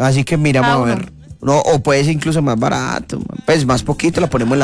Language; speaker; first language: Spanish; native; Spanish